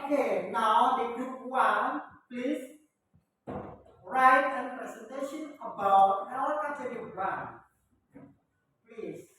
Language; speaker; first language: English; non-native, learner; Indonesian